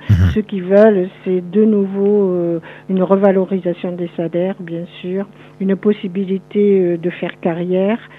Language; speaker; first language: French; native; French